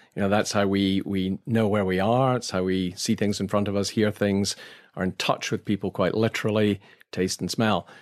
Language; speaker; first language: English; native; English